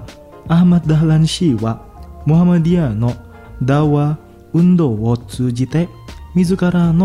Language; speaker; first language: Japanese; non-native, fluent; Indonesian